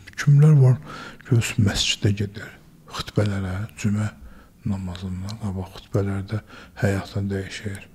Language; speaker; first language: Azerbaijani; native; Azerbaijani